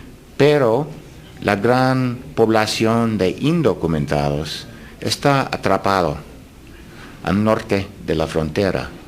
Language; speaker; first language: Spanish; non-native, fluent; English